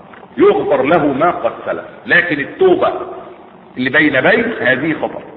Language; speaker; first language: Arabic; native; Arabic